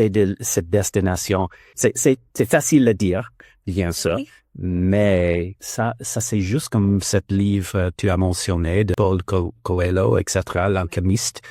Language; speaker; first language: French; non-native, learner; English